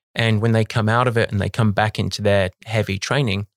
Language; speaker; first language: English; native; English